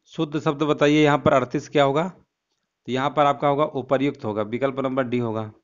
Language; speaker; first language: Hindi; native; Hindi